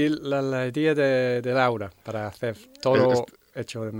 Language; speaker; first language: Spanish; non-native, fluent; English